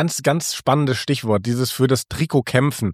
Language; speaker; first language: German; native; German